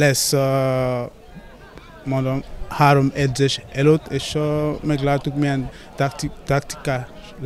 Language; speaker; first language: Hungarian; non-native, learner; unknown